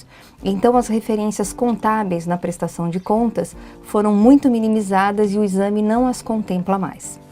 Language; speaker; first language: Portuguese; native; Portuguese